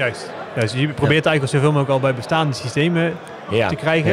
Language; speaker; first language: Dutch; native; Dutch